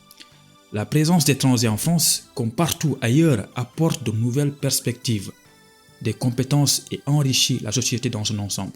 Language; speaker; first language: French; non-native, local second language; Wolof